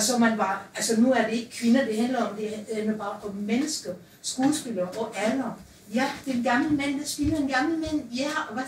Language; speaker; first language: Danish; non-native, fluent; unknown